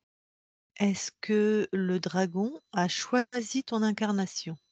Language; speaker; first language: French; native; French